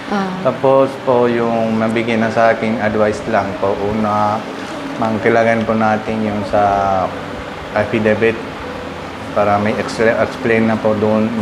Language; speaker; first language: Filipino; non-native, learner; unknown